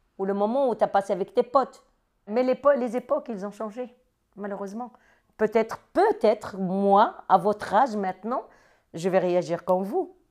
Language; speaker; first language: French; non-native, local second language; Arabic